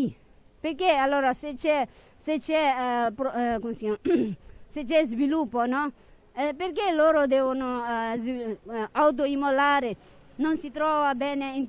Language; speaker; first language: Italian; non-native, fluent; Tibetan